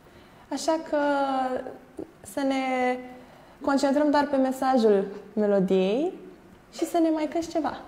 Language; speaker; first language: Romanian; native; Romanian